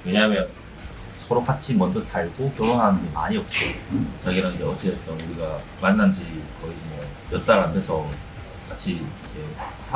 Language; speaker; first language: Korean; native; Korean